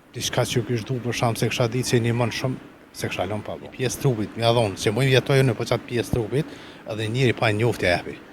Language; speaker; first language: Albanian; native; Albanian